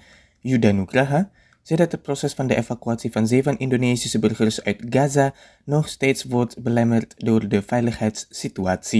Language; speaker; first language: Dutch; non-native, fluent; Indonesian